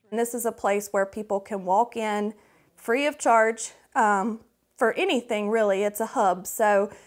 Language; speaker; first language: English; native; English